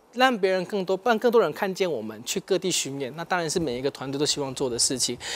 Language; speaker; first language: Chinese; native; Chinese